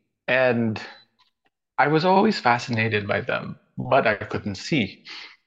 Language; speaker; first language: English; non-native, local second language; Filipino